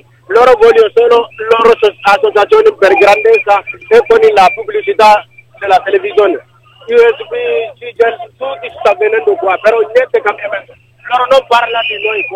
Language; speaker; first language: Italian; non-native, learner; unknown